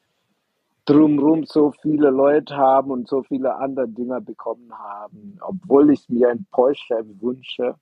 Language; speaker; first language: German; non-native, fluent; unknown